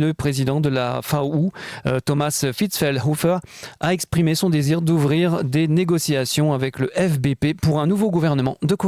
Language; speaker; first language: French; native; French